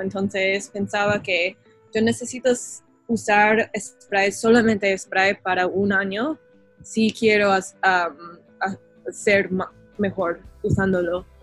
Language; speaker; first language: Spanish; non-native, learner; English